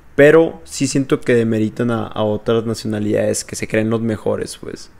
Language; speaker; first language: Spanish; native; Spanish